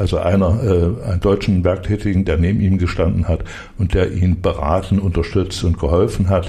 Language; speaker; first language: German; native; German